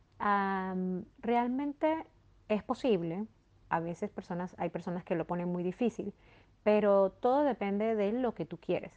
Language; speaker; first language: Spanish; native; Spanish